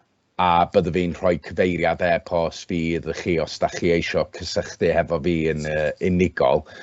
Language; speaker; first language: Welsh; non-native, local second language; English